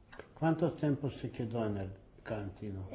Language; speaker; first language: Spanish; early bilingual, heritage; Ladino